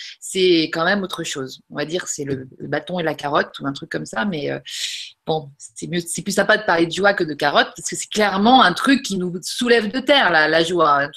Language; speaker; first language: French; native; French